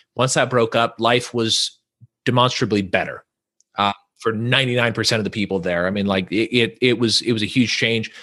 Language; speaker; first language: English; native; English